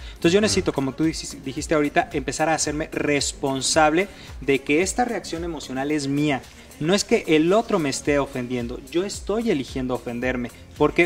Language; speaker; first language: Spanish; native; Spanish